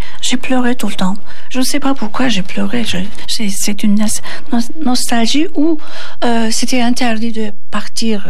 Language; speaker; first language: French; non-native, fluent; Turkish